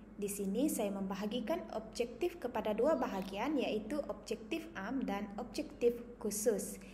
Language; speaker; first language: Malay; non-native, local second language; Iban